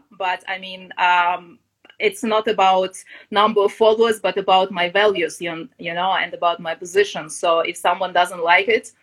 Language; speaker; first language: English; non-native, fluent; Ukrainian